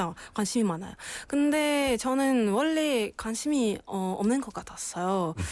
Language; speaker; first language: Korean; non-native, learner; Russian